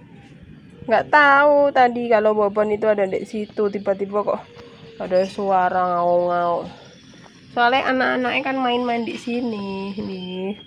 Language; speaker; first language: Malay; non-native, local second language; Javanese